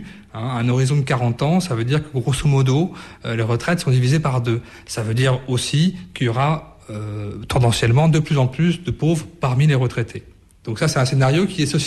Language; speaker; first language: French; native; French